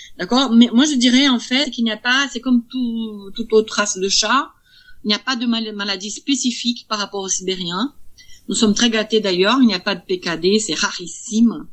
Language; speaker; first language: French; non-native, fluent; Portuguese